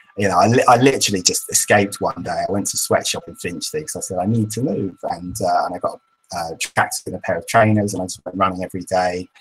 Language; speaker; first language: English; native; English